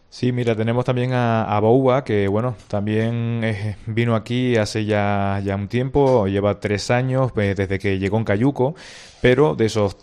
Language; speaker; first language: Spanish; native; Spanish